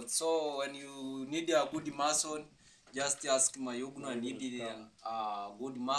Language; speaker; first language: English; non-native, learner; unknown